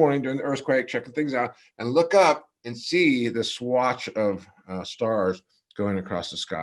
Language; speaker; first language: English; native; English